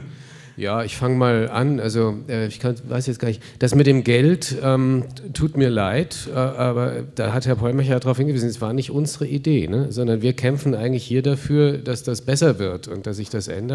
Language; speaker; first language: German; native; German